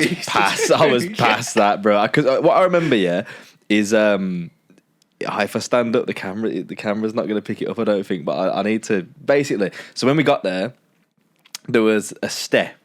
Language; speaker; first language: English; native; English